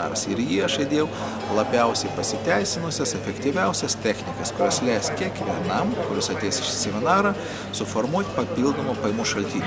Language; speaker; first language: Lithuanian; native; Lithuanian